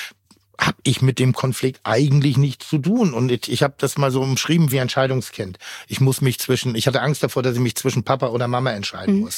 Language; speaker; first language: German; native; German